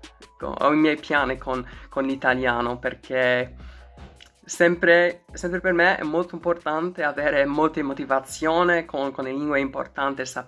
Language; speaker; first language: Italian; non-native, learner; English